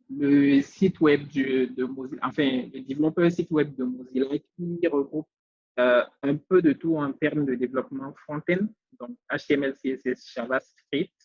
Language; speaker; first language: French; native; French